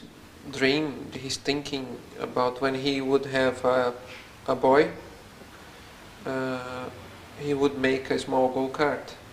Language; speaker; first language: English; non-native, fluent; Portuguese